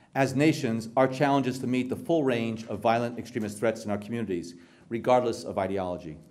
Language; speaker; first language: English; native; English